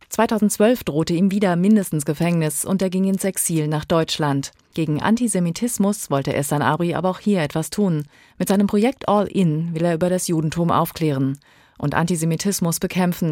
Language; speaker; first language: German; native; German